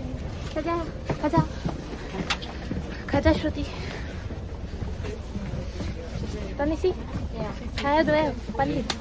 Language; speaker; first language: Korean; non-native, learner; Hindi